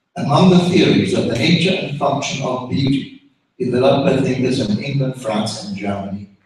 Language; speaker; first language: English; non-native, fluent; German